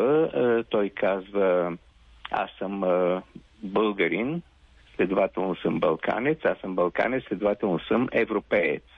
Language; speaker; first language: Bulgarian; native; Bulgarian